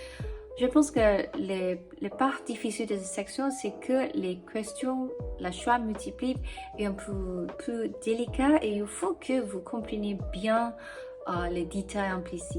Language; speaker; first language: French; non-native, fluent; English